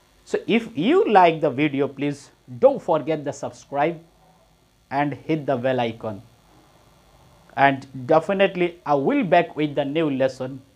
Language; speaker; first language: English; non-native, local second language; Bangla